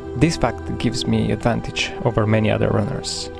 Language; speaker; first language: English; non-native, fluent; Bulgarian